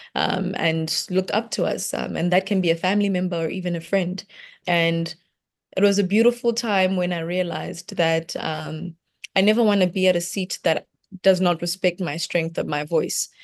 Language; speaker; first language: English; non-native, local second language; Venda